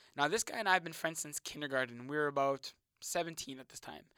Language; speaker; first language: English; native; English